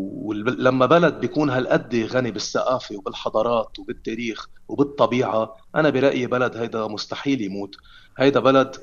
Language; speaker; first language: Arabic; native; Arabic